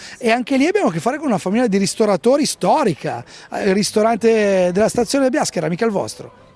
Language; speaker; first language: Italian; native; Italian